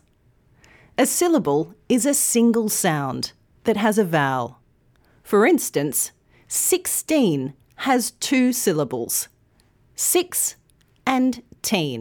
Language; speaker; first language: English; native; English